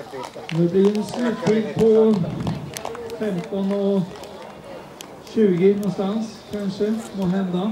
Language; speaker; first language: Swedish; native; Swedish